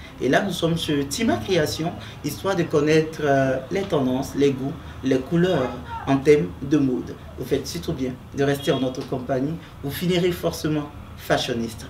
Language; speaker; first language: French; native; French